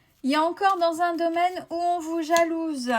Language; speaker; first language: French; native; French